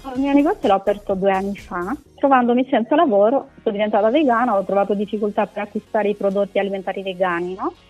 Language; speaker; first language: Italian; non-native, fluent; Romanian